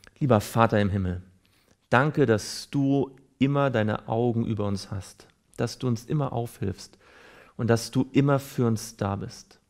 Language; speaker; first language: German; native; German